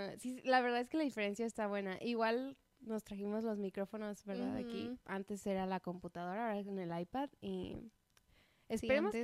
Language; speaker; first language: Spanish; native; Spanish